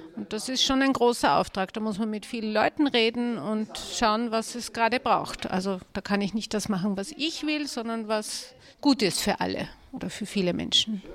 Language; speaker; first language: German; native; German